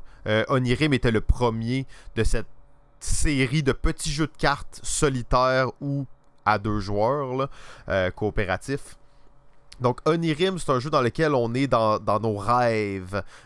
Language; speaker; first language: French; native; French